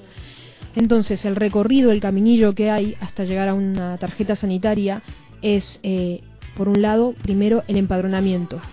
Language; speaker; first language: Spanish; native; Spanish